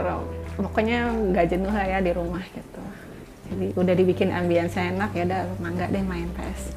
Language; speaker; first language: Indonesian; native; Indonesian